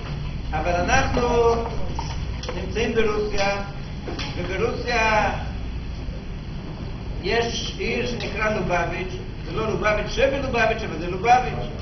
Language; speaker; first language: Hebrew; non-native, fluent; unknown